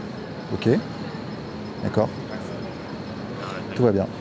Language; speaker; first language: French; native; French